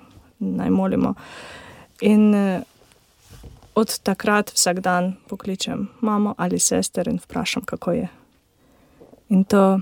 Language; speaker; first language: Slovenian; non-native, learner; Ukrainian